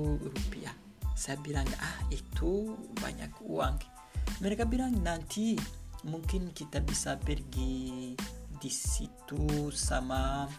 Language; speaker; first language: Indonesian; non-native, learner; Kinyarwanda